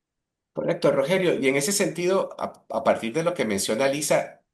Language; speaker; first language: Spanish; native; Spanish